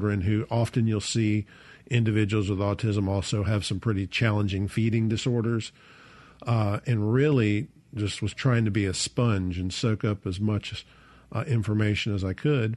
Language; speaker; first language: English; native; English